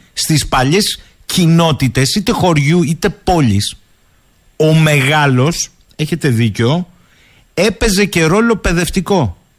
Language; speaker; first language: Greek; native; Greek